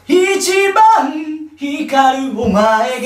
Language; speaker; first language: Japanese; native; Japanese